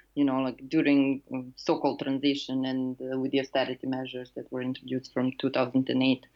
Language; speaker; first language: English; non-native, fluent; Serbian